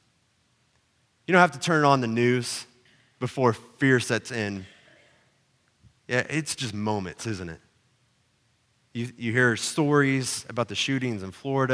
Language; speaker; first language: English; native; English